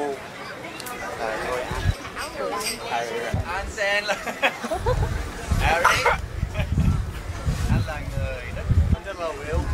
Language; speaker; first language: Vietnamese; non-native, learner; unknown